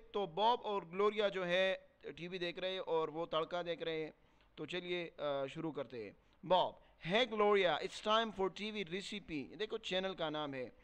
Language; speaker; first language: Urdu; non-native, local second language; Pashto